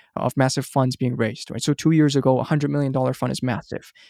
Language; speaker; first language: English; non-native, local second language; Cantonese